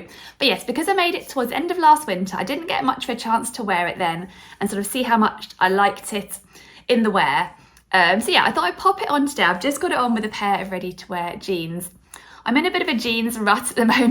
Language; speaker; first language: English; native; English